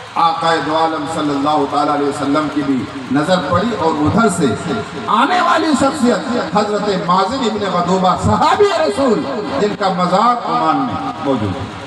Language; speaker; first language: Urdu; native; Urdu